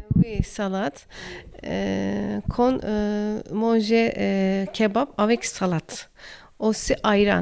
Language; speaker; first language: French; non-native, learner; Turkish